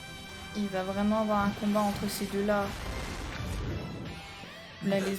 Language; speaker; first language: French; native; French